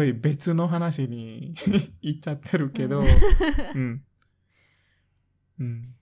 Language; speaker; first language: Japanese; non-native, fluent; English